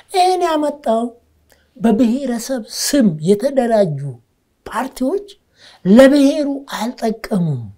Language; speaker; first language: Amharic; non-native, local second language; Oromo